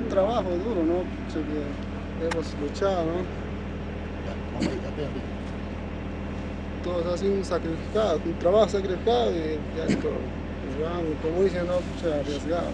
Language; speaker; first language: Spanish; non-native, local second language; Quechua